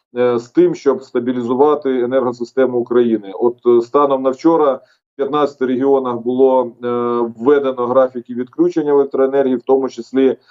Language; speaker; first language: Ukrainian; native; Ukrainian